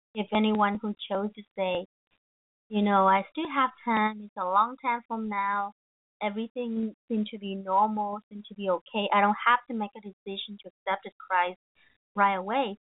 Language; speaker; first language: English; non-native, fluent; Vietnamese